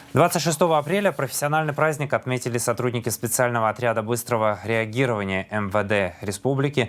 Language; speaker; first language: Russian; native; Russian